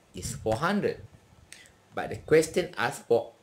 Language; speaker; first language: English; non-native, local second language; Malay